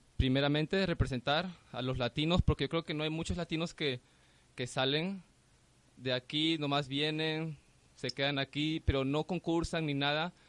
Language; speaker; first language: Spanish; native; Spanish